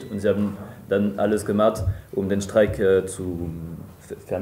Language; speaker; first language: German; non-native, fluent; French